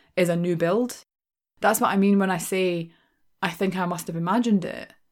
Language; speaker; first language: English; native; English